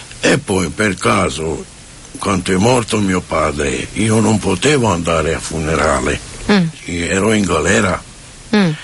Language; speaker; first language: Italian; non-native, fluent; Romany